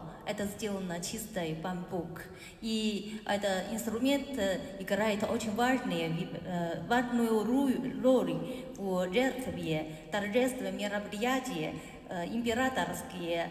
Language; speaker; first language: Russian; non-native, learner; Chinese